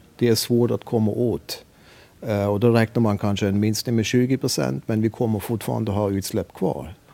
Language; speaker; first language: Swedish; non-native, fluent; German